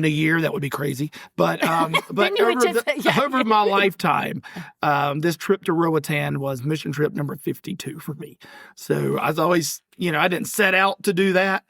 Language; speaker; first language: English; native; English